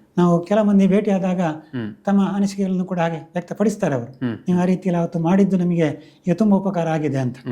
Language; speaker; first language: Kannada; native; Kannada